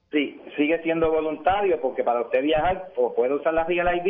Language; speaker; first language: Spanish; native; Spanish